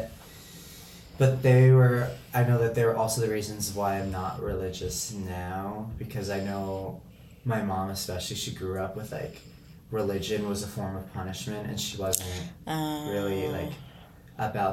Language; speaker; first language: English; native; English